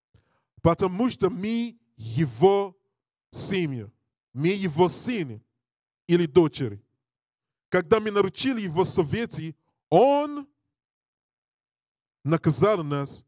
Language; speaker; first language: Russian; non-native, learner; English